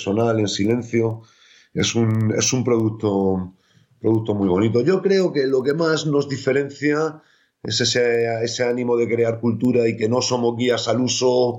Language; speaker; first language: Spanish; native; Spanish